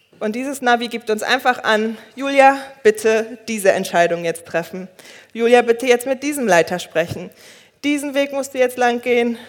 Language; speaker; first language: German; early bilingual, other home language; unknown